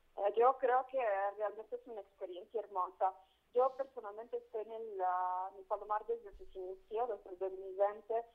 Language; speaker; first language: Spanish; non-native, fluent; Italian